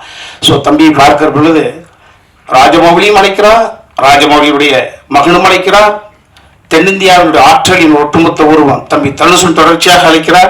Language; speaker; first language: Tamil; native; Tamil